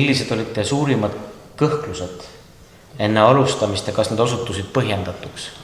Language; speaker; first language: Estonian; native; Estonian